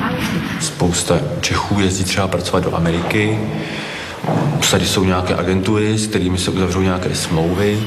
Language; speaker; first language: Czech; native; Czech